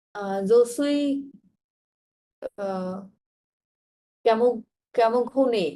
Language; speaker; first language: French; non-native, learner; Bangla